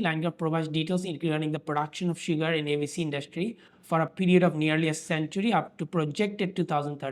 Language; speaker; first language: English; non-native, local second language; Bangla